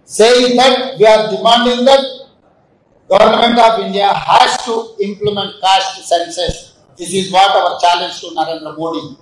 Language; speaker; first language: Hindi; non-native, local second language; Telugu